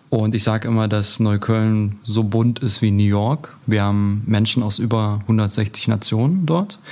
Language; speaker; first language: German; early bilingual, other home language; Turkish